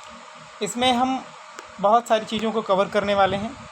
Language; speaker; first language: Hindi; native; Hindi